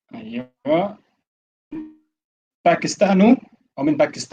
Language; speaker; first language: Arabic; non-native, fluent; English